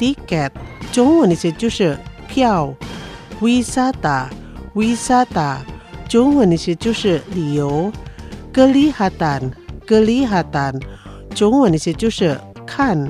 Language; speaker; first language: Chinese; non-native, fluent; Indonesian